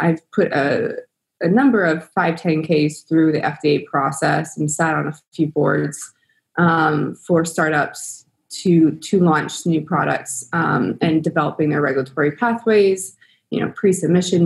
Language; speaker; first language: English; native; English